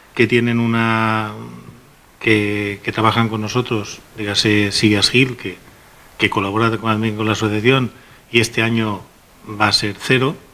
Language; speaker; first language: Spanish; non-native, local second language; Catalan